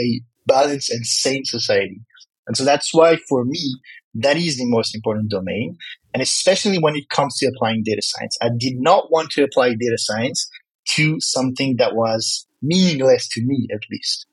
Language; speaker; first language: English; non-native, fluent; French